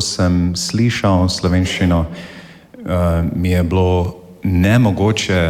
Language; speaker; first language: Slovenian; non-native, learner; English